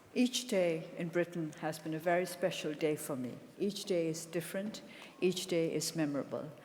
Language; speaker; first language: English; non-native, fluent; Burmese